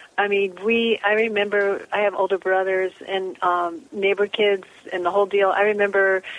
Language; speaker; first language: English; native; English